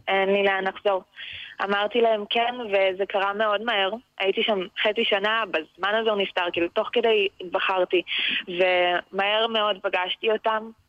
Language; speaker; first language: Hebrew; early bilingual, other home language; Russian